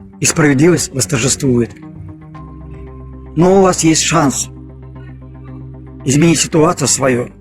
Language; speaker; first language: Russian; native; Russian